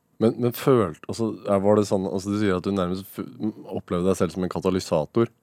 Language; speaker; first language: Norwegian; native; Norwegian